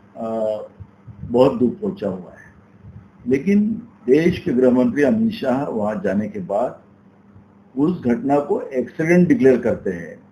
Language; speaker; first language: Hindi; non-native, local second language; Marathi